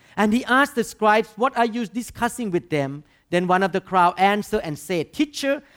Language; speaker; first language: English; non-native, fluent; Thai